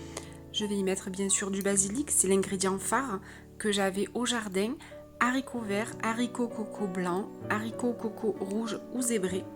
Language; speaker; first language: French; native; French